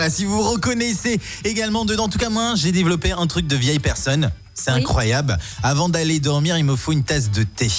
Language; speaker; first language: French; non-native, local second language; Morisyen